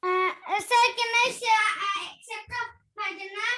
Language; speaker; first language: English; non-native, learner; Bangla